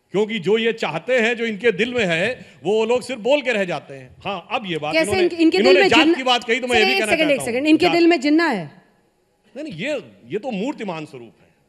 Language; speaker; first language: Hindi; native; Hindi